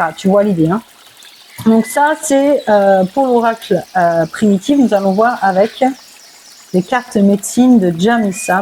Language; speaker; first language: French; native; French